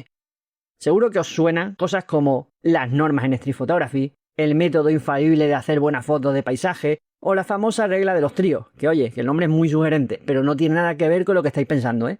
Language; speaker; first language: Spanish; native; Spanish